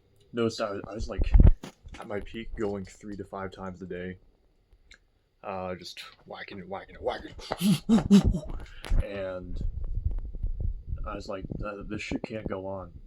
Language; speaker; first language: English; native; English